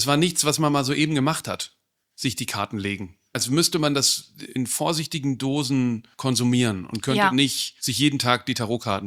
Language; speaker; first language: German; native; German